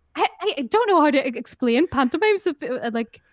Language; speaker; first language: English; native; English